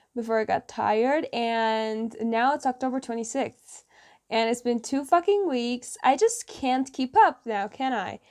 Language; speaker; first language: English; non-native, fluent; Persian